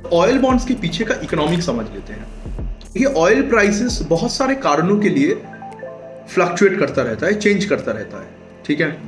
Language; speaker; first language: Hindi; non-native, local second language; Bangla